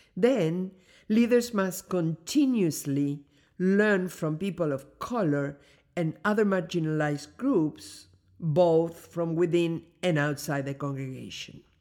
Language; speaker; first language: English; non-native, fluent; Spanish